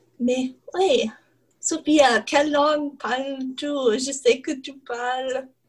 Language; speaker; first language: French; non-native, learner; English